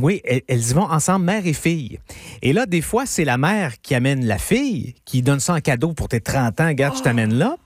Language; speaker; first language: French; native; French